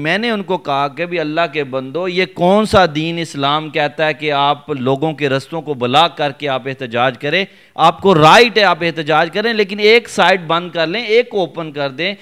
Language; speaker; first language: Urdu; non-native, local second language; Punjabi